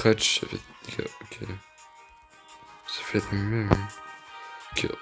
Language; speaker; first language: French; native; French